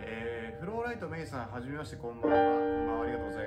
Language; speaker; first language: Japanese; native; Japanese